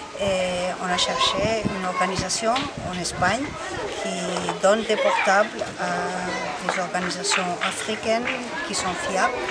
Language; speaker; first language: French; non-native, fluent; Spanish